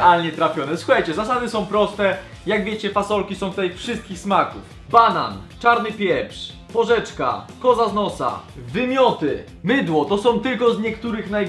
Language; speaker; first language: Polish; native; Polish